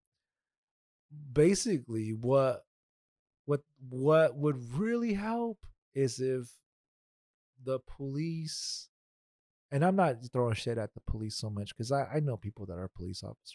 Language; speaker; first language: English; early bilingual, other home language; Spanish